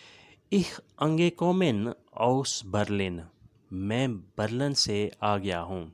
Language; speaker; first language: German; non-native, learner; Urdu